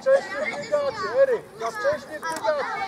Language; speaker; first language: Polish; native; Polish